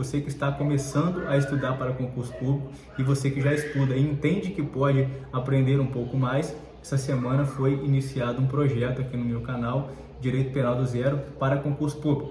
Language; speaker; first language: Portuguese; native; Portuguese